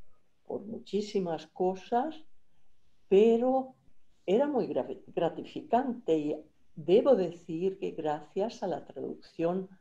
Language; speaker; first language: Spanish; non-native, fluent; Finnish